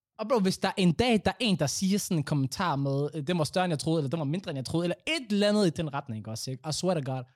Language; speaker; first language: Danish; early bilingual, other home language; Somali